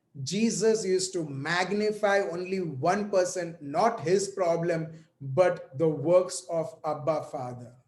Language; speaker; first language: English; non-native, local second language; Hindi